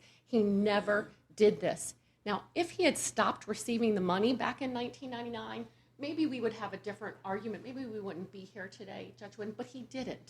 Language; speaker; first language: English; native; English